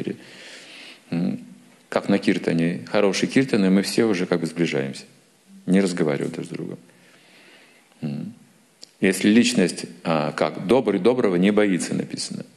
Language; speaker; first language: Russian; native; Russian